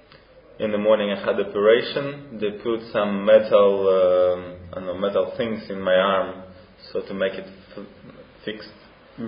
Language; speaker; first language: English; non-native, fluent; Russian